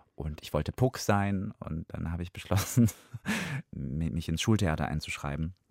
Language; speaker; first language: German; non-native, fluent; Russian